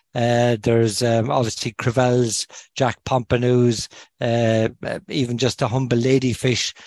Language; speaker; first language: English; native; English